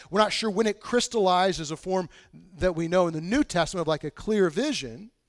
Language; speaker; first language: English; native; English